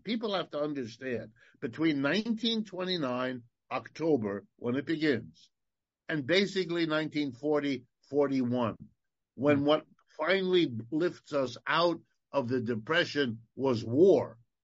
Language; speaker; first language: English; native; English